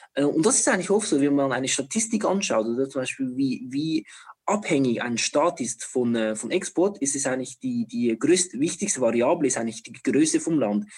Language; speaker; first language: German; non-native, fluent; Chinese